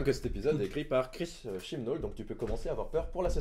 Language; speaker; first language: French; native; French